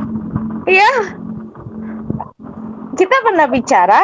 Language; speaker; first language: Indonesian; non-native, local second language; Minangkabau